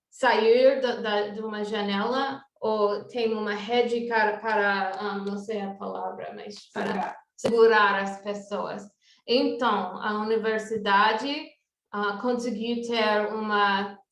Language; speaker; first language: Portuguese; non-native, fluent; English